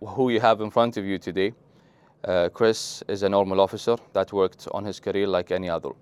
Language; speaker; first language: English; non-native, fluent; Arabic